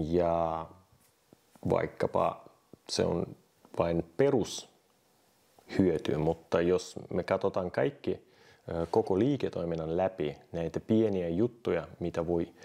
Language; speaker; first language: Finnish; non-native, fluent; Russian